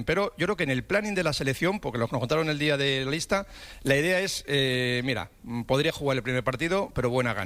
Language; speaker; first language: Spanish; native; Spanish